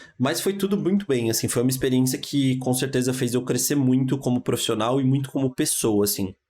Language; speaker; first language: Portuguese; native; Portuguese